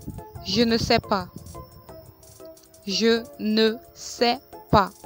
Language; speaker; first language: French; non-native, fluent; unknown